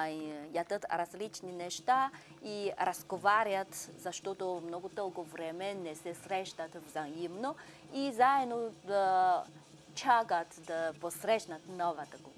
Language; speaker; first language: Bulgarian; non-native, fluent; Chinese